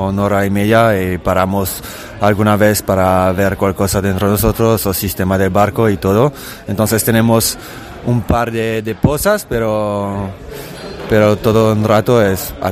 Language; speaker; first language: Spanish; non-native, fluent; Italian